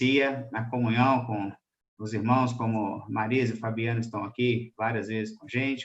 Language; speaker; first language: Portuguese; native; Portuguese